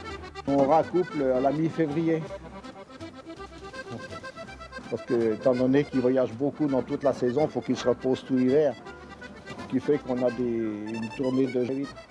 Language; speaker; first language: French; native; French